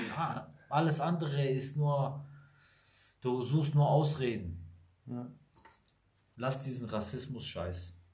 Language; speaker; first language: German; early bilingual, other home language; Italian